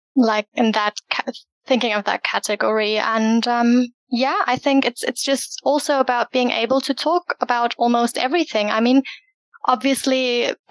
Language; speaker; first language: English; early bilingual, other home language; German